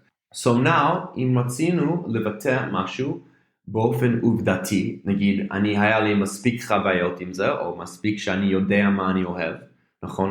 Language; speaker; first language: Hebrew; non-native, fluent; English